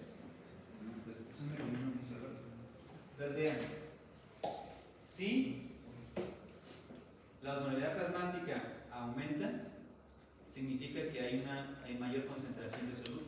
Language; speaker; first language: Spanish; native; Spanish